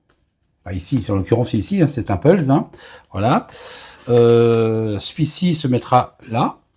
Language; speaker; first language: French; native; French